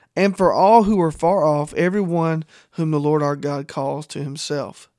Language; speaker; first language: English; native; English